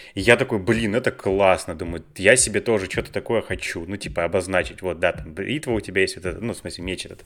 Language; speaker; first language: Russian; native; Russian